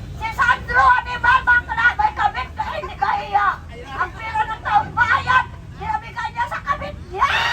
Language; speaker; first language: Filipino; non-native, local second language; Cebuano